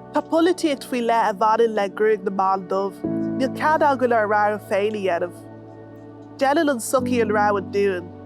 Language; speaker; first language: Irish; non-native, local second language; English